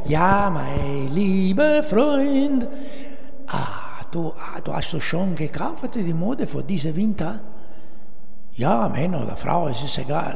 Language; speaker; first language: German; non-native, learner; Italian